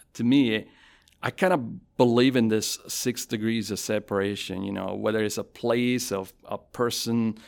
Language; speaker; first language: English; non-native, fluent; Italian